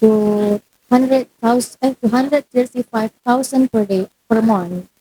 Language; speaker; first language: English; non-native, learner; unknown